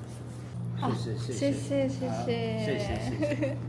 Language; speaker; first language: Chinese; non-native, learner; Japanese